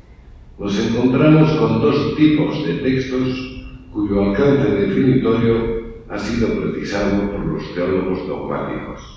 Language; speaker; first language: Spanish; native; Spanish